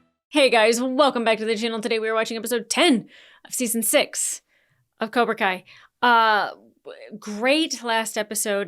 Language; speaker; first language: English; native; English